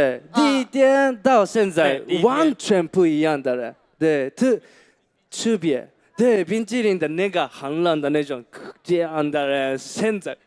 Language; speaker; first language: Chinese; non-native, learner; Japanese